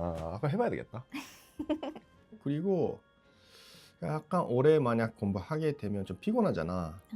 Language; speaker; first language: Korean; non-native, fluent; Japanese